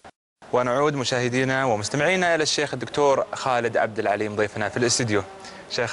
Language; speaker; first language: Arabic; native; Arabic